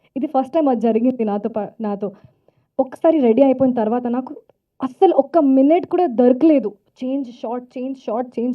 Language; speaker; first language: Telugu; non-native, fluent; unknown